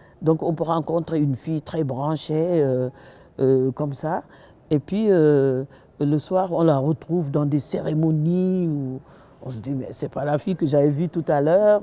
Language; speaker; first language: French; non-native, local second language; Wolof